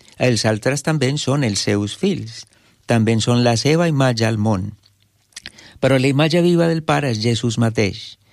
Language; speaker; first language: Catalan; non-native, fluent; Spanish